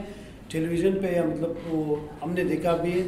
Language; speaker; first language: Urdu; non-native, local second language; Punjabi